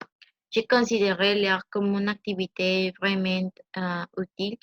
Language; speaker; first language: French; non-native, learner; Spanish